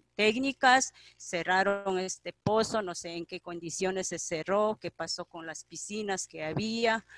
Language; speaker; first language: Spanish; non-native, local second language; Quechua